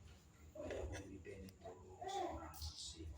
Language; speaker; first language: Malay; non-native, local second language; Javanese